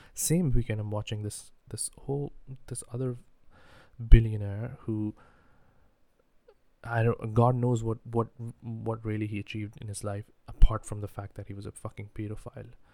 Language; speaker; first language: English; non-native, local second language; Urdu